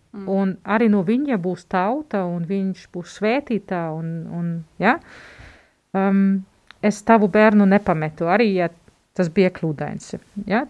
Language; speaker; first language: Latvian; non-native, fluent; German